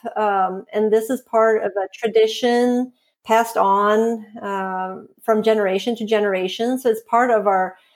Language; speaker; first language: English; non-native, fluent; Swedish